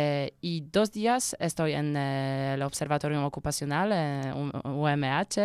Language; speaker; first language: Spanish; non-native, learner; Polish